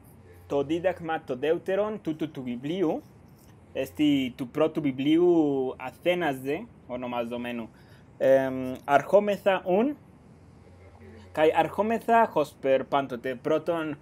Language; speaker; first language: Greek; non-native, fluent; Spanish